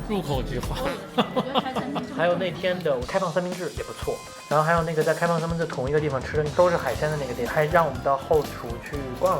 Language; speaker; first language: Chinese; native; Chinese